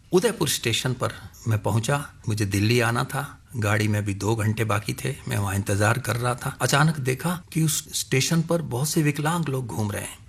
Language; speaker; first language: Hindi; non-native, local second language; Punjabi